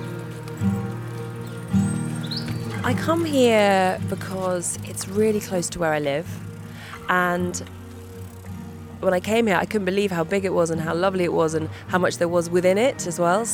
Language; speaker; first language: English; native; English